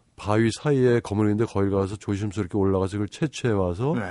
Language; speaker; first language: Korean; native; Korean